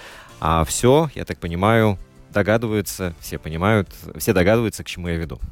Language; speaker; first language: Russian; native; Russian